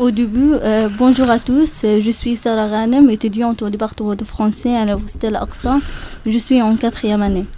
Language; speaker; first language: French; non-native, learner; Arabic